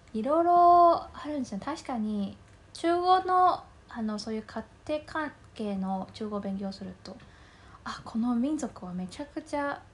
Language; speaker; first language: Japanese; non-native, fluent; Chinese